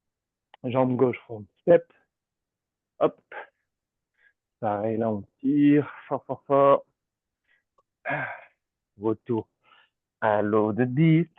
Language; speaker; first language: French; native; French